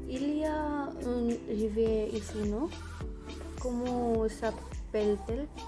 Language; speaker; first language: French; non-native, fluent; Konkani